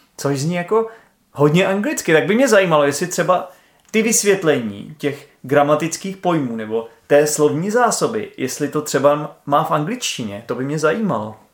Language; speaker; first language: Czech; native; Czech